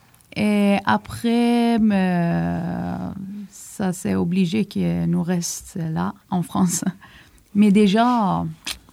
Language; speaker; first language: French; non-native, learner; Persian